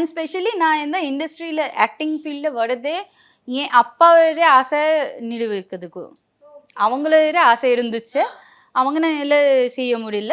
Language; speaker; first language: Tamil; non-native, local second language; Bangla